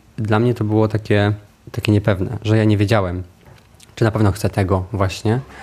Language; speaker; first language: Polish; native; Polish